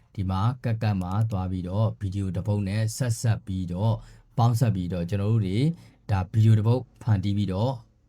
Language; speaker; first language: Burmese; native; Burmese